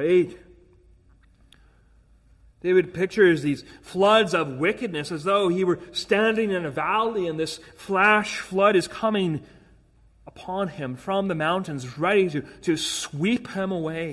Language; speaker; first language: English; native; English